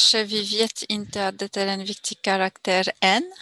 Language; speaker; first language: Swedish; non-native, fluent; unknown